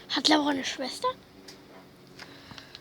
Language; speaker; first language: German; native; German